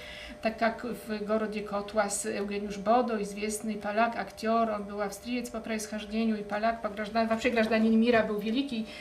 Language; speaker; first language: Russian; non-native, fluent; Polish